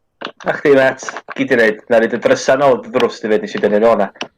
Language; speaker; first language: Welsh; native; Welsh